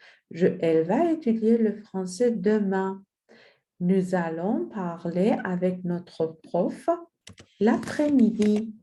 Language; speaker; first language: French; non-native, fluent; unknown